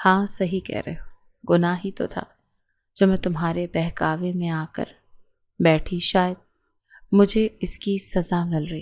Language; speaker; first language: Urdu; native; Urdu